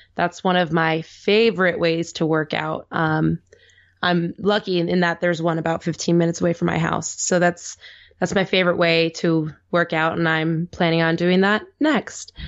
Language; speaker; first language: English; native; English